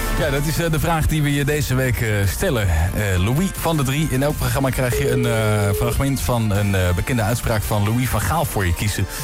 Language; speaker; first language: Dutch; native; Dutch